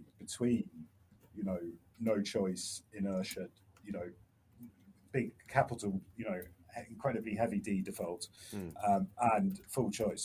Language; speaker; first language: English; native; English